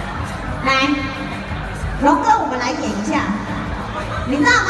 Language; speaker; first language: Chinese; native; Chinese